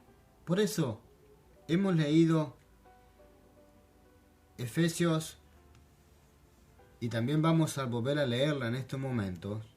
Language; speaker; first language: Spanish; non-native, fluent; French